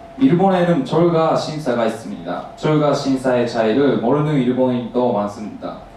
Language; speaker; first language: Korean; non-native, learner; Japanese